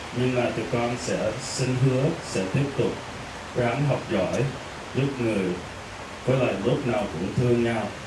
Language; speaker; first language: Vietnamese; early bilingual, heritage; Vietnamese